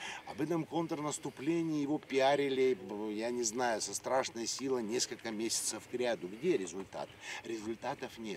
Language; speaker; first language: Russian; native; Russian